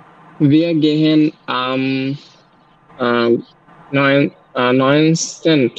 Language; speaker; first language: German; non-native, learner; Bangla